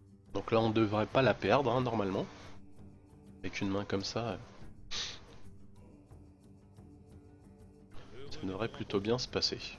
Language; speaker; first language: French; native; French